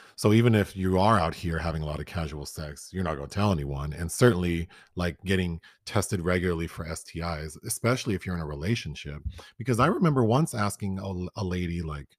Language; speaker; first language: English; native; English